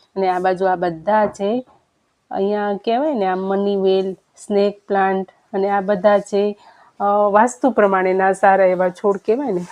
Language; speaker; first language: Gujarati; non-native, local second language; Kachhi